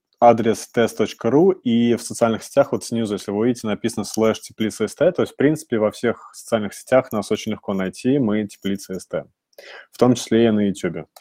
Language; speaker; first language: Russian; native; Russian